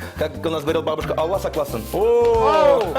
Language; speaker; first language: Russian; native; Russian